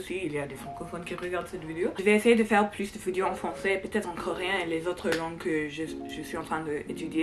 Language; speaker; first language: French; non-native, learner; English